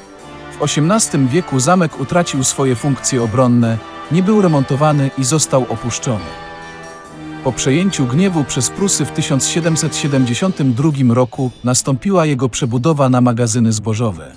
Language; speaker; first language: Polish; native; Polish